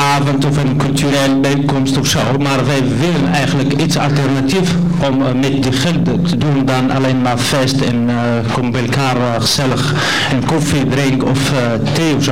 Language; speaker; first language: Dutch; non-native, learner; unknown